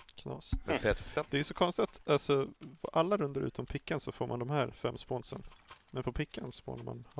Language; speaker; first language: Swedish; native; Swedish